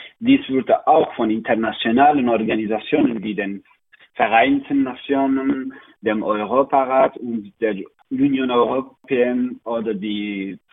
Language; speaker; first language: German; non-native, learner; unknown